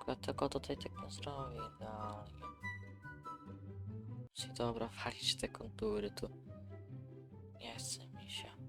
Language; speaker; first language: Polish; native; Polish